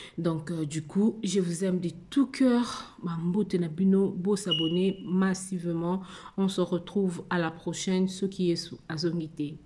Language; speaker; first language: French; non-native, local second language; Lingala